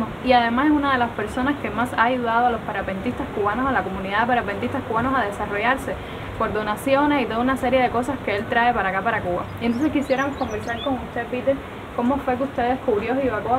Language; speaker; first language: Spanish; native; Spanish